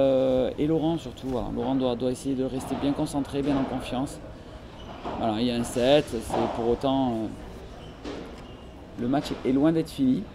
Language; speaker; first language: French; native; French